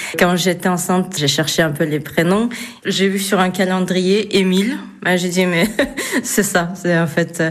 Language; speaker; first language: French; non-native, fluent; Kyrgyz